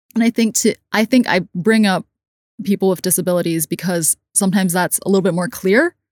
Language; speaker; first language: English; non-native, local second language; Cantonese